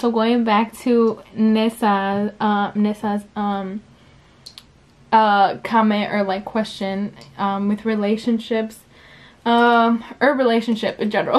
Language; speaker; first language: English; early bilingual, other home language; Spanish